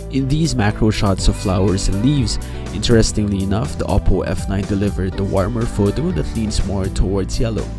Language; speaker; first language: English; non-native, local second language; Filipino